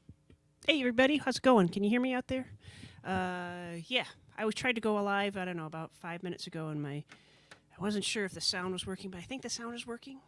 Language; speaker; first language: English; native; English